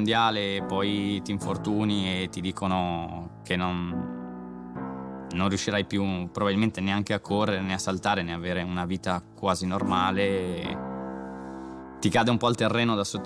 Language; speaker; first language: Italian; native; Italian